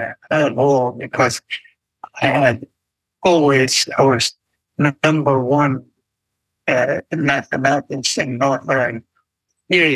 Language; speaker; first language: English; non-native, fluent; Arabic